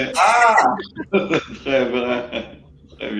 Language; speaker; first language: French; non-native, learner; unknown